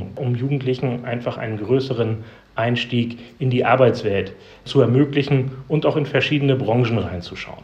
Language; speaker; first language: German; native; German